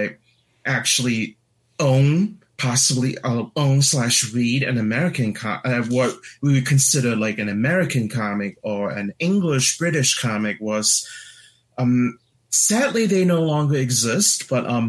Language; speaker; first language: English; non-native, local second language; Cantonese